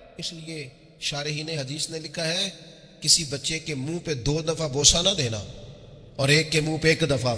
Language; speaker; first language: Urdu; non-native, local second language; Punjabi